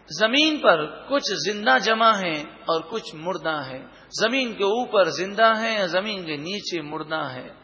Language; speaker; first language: Urdu; native; Urdu